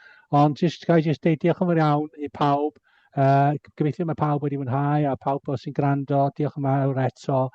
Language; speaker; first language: Welsh; native; Welsh